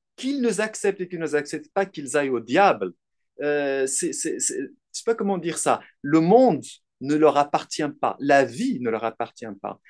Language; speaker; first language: French; non-native, local second language; Arabic